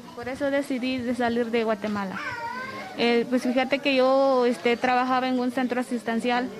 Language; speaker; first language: Spanish; native; Spanish